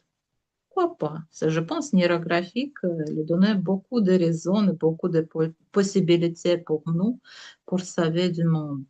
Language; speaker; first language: French; non-native, learner; Russian